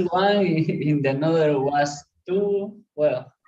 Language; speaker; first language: English; non-native, learner; Spanish